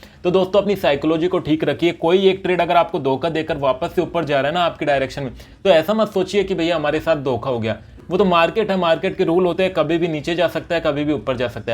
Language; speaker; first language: Hindi; native; Hindi